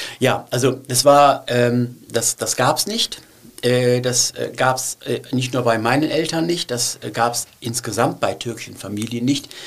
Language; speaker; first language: German; early bilingual, other home language; Turkish